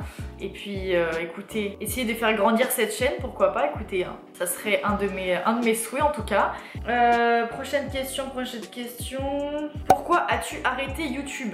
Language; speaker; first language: French; native; French